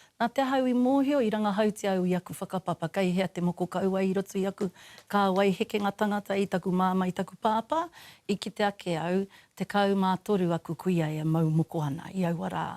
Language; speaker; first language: Māori; native; Māori